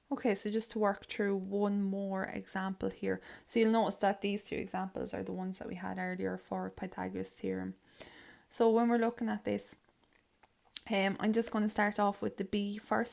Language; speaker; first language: English; native; English